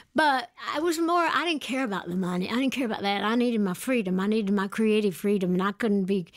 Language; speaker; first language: English; native; English